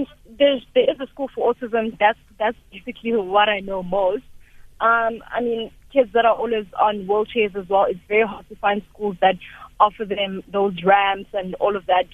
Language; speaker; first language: English; non-native, local second language; Zulu